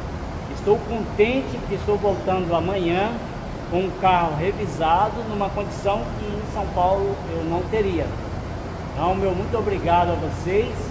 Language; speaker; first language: Portuguese; native; Portuguese